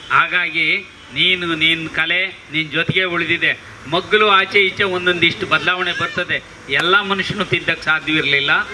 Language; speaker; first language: Kannada; native; Kannada